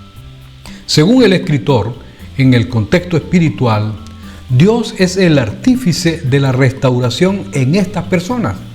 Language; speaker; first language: Spanish; native; Spanish